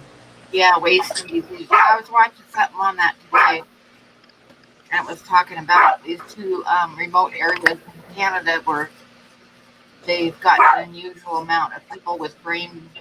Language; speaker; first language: English; native; English